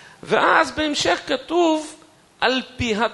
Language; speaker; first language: Hebrew; non-native, fluent; Russian